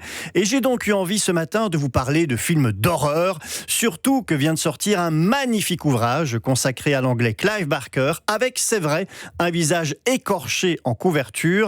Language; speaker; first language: French; native; French